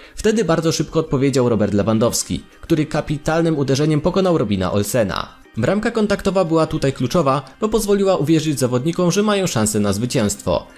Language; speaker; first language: Polish; native; Polish